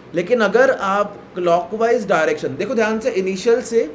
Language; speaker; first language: Hindi; native; Hindi